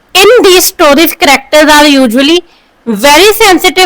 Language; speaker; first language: Hindi; non-native, local second language; Punjabi